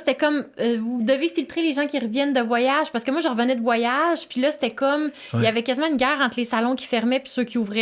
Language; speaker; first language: French; native; French